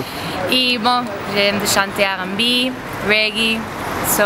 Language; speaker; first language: French; non-native, learner; Spanish